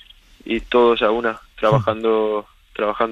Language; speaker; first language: Spanish; early bilingual, other home language; Swedish